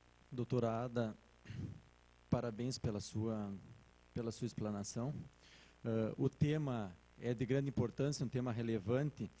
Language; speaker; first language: Portuguese; native; Portuguese